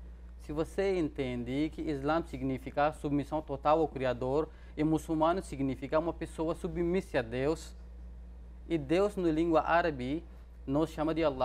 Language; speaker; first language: Portuguese; non-native, fluent; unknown